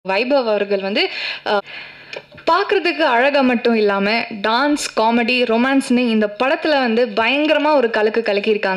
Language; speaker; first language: Tamil; native; Tamil